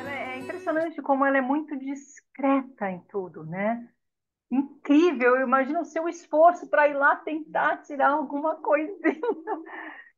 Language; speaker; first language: Portuguese; native; Portuguese